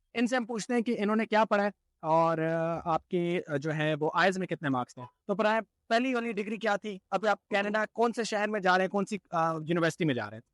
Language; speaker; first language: Urdu; early bilingual, heritage; Urdu